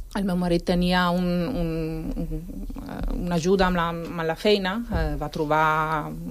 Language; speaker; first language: Catalan; non-native, fluent; Italian